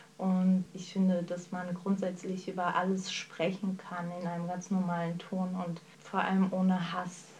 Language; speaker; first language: German; early bilingual, other home language; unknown